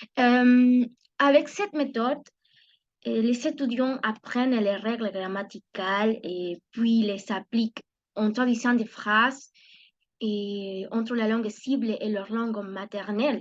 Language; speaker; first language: French; non-native, learner; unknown